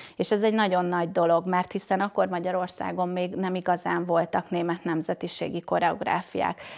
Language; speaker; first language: Hungarian; native; Hungarian